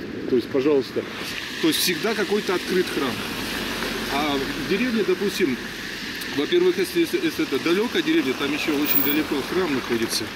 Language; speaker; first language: Russian; native; Russian